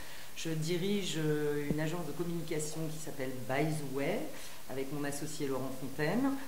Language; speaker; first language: French; native; French